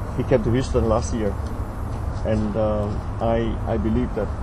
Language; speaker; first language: English; non-native, fluent; Vietnamese